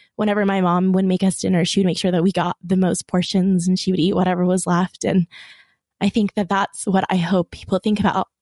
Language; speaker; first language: English; early bilingual, other home language; Persian